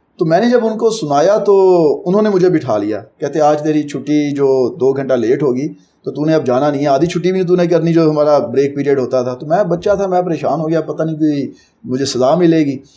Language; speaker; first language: Urdu; non-native, local second language; Punjabi